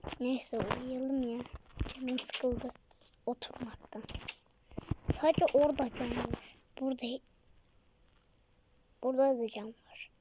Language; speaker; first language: Turkish; native; Turkish